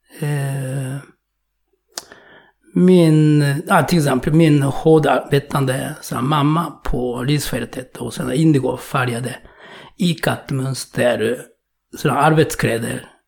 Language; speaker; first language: Swedish; non-native, fluent; Japanese